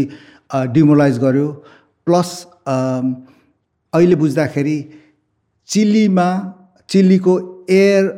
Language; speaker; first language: Nepali; native; Nepali